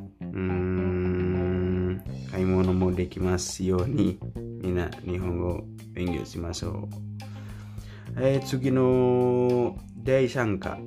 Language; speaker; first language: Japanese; non-native, learner; Indonesian